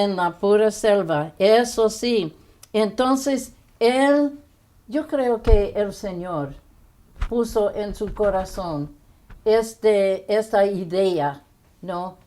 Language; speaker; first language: Spanish; non-native, fluent; English